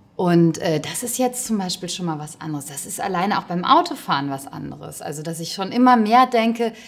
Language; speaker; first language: German; native; German